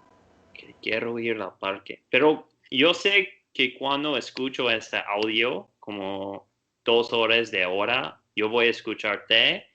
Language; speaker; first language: Spanish; non-native, learner; English